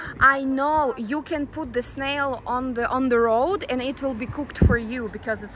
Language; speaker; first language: English; non-native, fluent; Russian